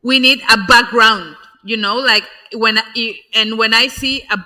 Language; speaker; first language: English; non-native, learner; Spanish